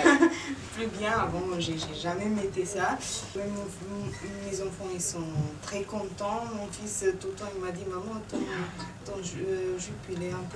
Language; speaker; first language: French; non-native, fluent; Serbian